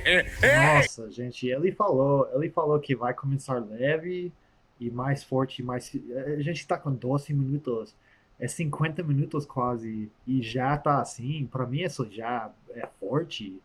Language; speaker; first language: Portuguese; non-native, fluent; English